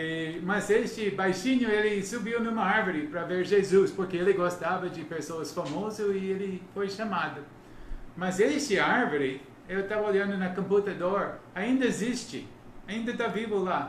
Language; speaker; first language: Portuguese; non-native, learner; English